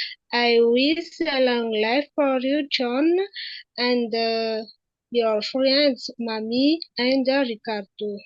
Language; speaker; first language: English; non-native, learner; Malagasy